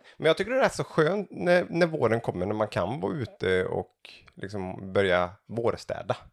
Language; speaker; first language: Swedish; native; Swedish